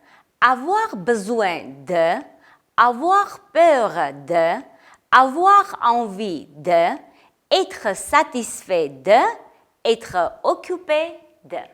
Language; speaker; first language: French; non-native, fluent; Armenian